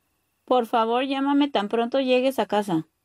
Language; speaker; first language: Spanish; native; Spanish